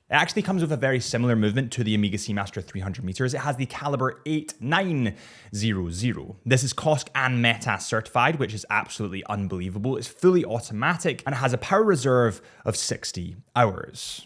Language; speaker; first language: English; native; English